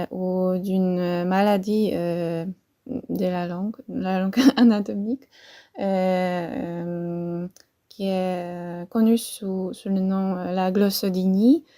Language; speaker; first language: French; non-native, fluent; Polish